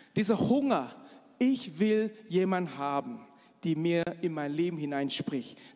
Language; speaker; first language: German; non-native, fluent; Malay